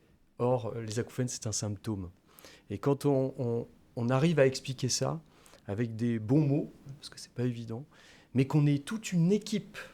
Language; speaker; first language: French; native; French